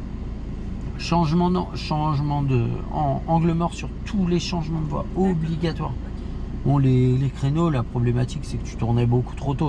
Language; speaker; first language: French; native; French